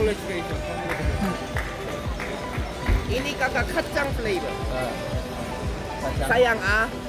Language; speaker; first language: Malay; non-native, learner; Korean